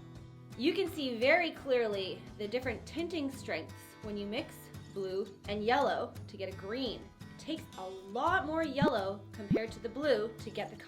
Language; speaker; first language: English; native; English